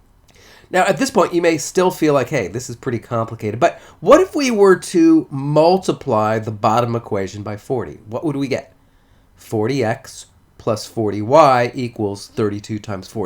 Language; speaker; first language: English; native; English